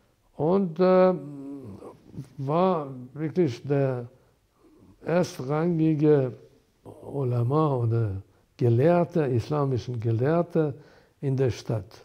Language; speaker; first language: German; non-native, fluent; Persian